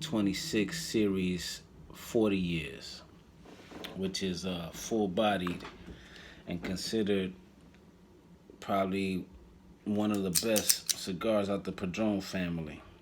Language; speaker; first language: English; native; English